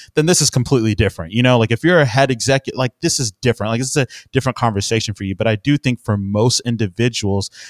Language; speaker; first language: English; native; English